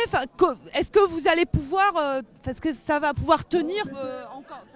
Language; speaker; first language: French; native; French